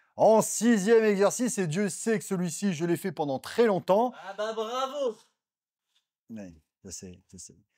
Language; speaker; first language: French; native; French